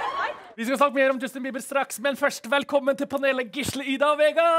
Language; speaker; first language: Norwegian; native; Norwegian